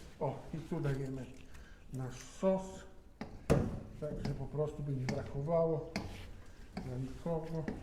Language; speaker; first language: Polish; non-native, learner; Italian